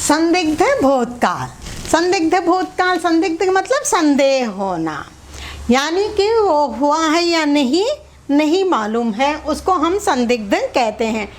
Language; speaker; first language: Hindi; non-native, local second language; Telugu